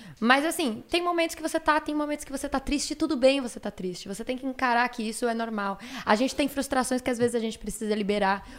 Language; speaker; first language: Portuguese; native; Portuguese